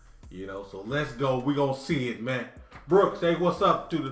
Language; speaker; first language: English; native; English